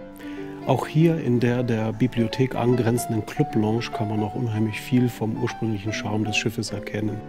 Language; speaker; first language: German; native; German